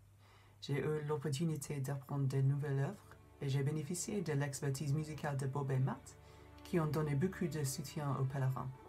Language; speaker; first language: French; non-native, fluent; English